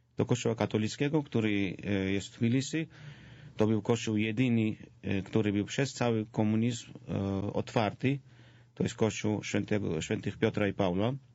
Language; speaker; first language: Polish; non-native, fluent; Georgian